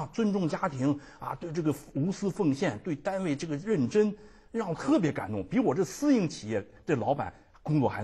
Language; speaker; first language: Chinese; native; Chinese